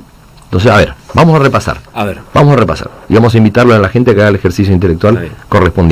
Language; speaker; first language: Spanish; native; Spanish